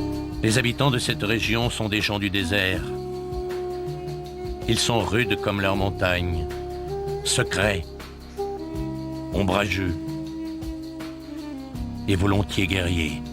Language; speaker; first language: French; native; French